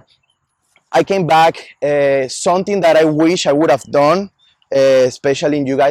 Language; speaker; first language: English; non-native, fluent; Spanish